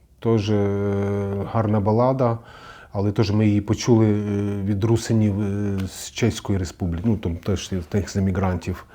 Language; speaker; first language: Ukrainian; native; Ukrainian